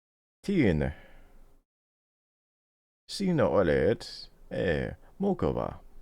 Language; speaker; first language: Finnish; non-native, learner; English